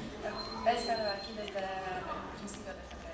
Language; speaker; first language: Spanish; non-native, learner; Polish